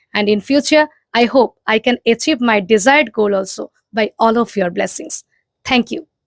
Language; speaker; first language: English; non-native, local second language; Bangla